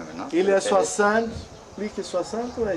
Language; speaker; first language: French; non-native, learner; Portuguese